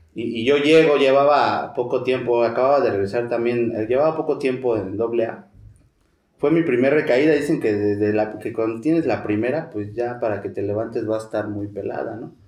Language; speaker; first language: Spanish; native; Spanish